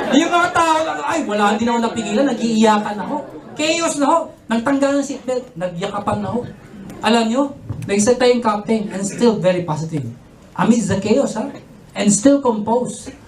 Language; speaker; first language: Filipino; non-native, local second language; Pangasinan